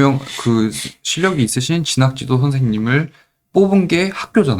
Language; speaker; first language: Korean; native; Korean